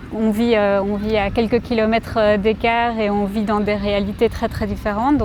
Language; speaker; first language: French; native; French